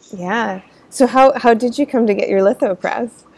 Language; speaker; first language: English; native; English